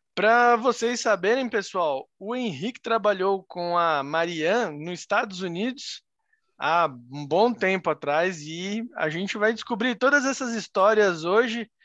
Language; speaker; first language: Portuguese; native; Portuguese